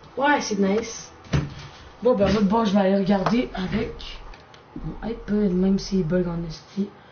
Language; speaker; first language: French; native; French